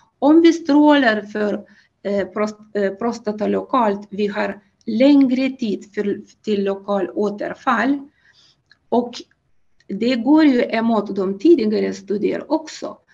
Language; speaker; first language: Swedish; non-native, fluent; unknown